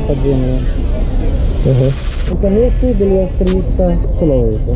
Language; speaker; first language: Russian; non-native, learner; Arabic